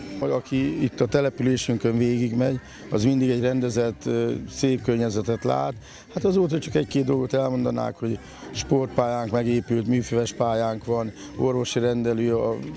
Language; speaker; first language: Hungarian; native; Hungarian